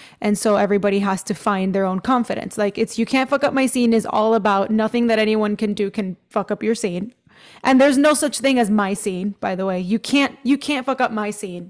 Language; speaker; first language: English; early bilingual, other home language; Spanish